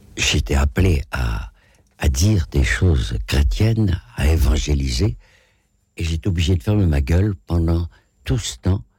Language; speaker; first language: French; native; French